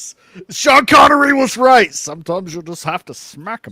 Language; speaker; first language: English; native; English